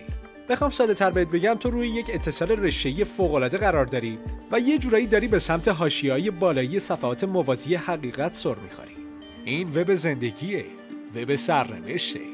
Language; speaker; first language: Persian; native; Persian